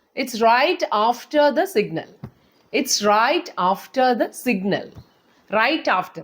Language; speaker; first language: English; non-native, local second language; Malayalam